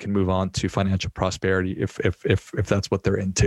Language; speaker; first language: English; native; English